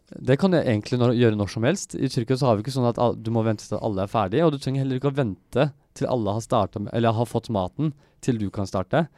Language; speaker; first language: Norwegian; early bilingual, other home language; Turkish